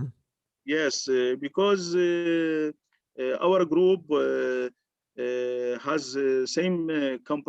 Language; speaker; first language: English; non-native, learner; Arabic